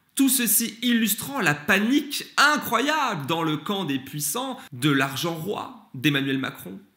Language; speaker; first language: French; early bilingual, other home language; Turkish